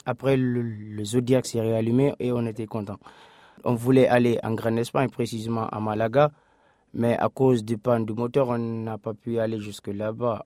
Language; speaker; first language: French; non-native, local second language; Fula